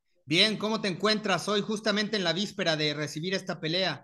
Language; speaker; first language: Spanish; native; Spanish